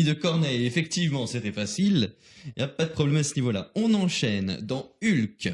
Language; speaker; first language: French; native; French